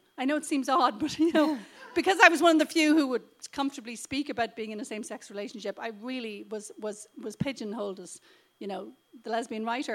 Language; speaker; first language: English; native; English